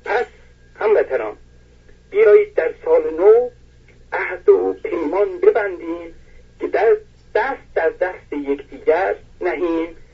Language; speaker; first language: Persian; non-native, local second language; Azerbaijani